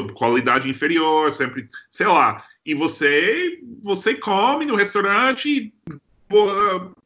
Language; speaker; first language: Portuguese; non-native, fluent; English